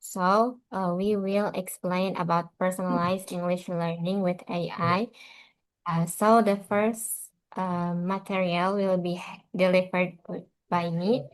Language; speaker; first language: English; non-native, learner; Indonesian